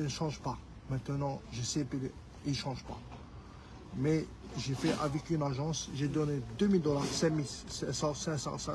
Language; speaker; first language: French; non-native, learner; Arabic